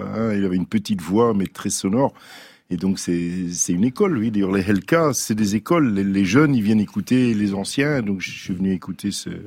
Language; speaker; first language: French; early bilingual, other home language; Dutch